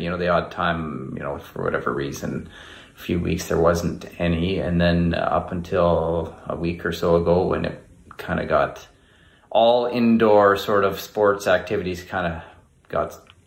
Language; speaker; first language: English; native; English